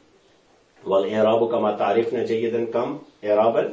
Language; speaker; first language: Arabic; non-native, fluent; Urdu